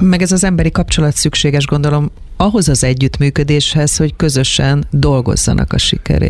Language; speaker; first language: Hungarian; native; Hungarian